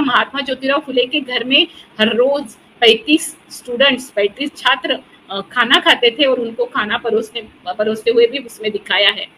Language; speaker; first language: Hindi; non-native, local second language; Marathi